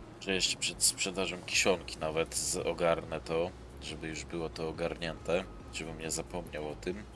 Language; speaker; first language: Polish; native; Polish